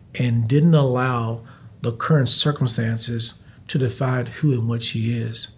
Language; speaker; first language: English; native; English